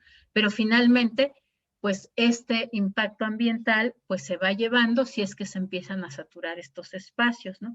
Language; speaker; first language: Spanish; native; Spanish